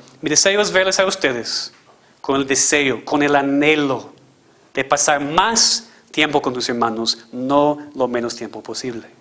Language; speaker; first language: Spanish; non-native, fluent; English